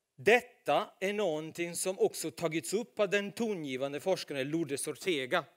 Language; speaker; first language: Swedish; non-native, fluent; Italian